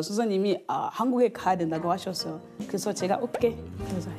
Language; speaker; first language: Korean; non-native, learner; French